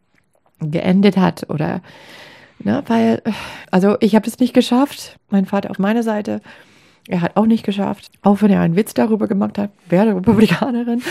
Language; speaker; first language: German; non-native, fluent; English